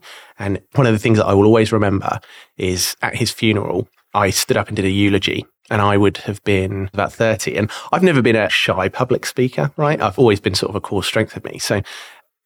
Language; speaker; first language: English; native; English